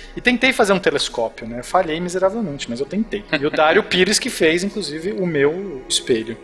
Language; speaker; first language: Portuguese; native; Portuguese